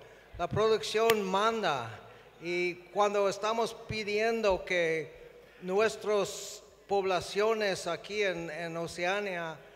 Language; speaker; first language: Spanish; non-native, fluent; English